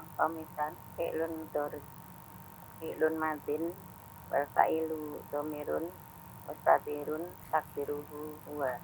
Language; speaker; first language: Arabic; non-native, learner; Indonesian